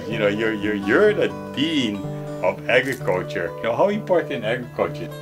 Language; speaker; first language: English; native; English